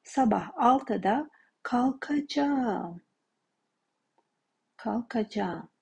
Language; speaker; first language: Turkish; non-native, fluent; Kazakh